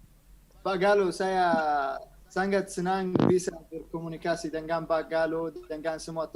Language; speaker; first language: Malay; non-native, learner; Arabic